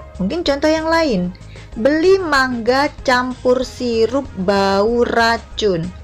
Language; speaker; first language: Indonesian; non-native, local second language; Javanese